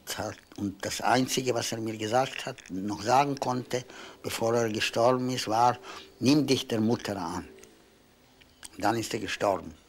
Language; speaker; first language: German; non-native, fluent; Polish